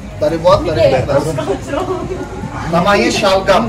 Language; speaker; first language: Indonesian; non-native, fluent; Turkish